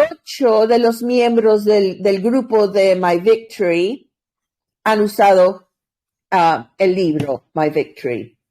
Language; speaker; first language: Spanish; non-native, learner; English